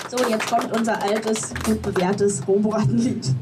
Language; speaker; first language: German; native; German